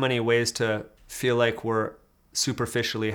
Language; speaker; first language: English; native; English